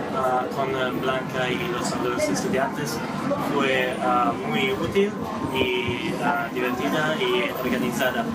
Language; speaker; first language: Spanish; non-native, learner; Italian